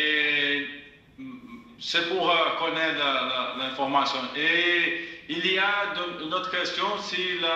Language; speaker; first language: French; non-native, fluent; Portuguese